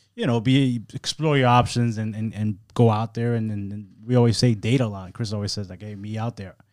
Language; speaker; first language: English; non-native, fluent; German